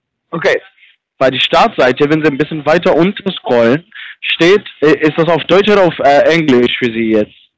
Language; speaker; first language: German; non-native, fluent; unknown